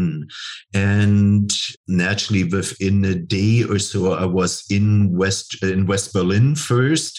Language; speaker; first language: English; non-native, fluent; German